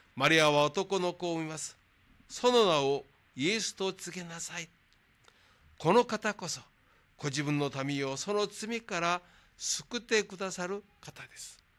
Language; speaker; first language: Japanese; non-native, fluent; Korean